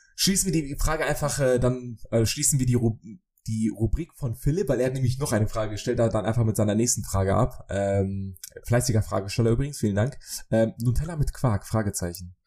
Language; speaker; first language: German; early bilingual, other home language; Polish